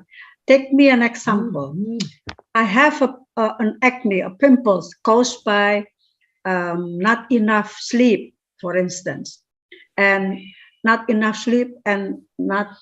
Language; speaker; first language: English; non-native, fluent; Indonesian